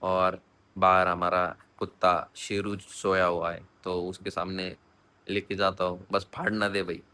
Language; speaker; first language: Hindi; non-native, local second language; Marathi